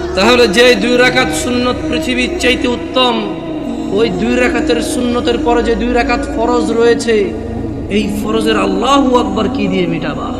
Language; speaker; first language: Bangla; early bilingual, heritage; Bangla